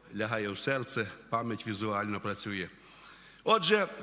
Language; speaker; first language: Ukrainian; native; Ukrainian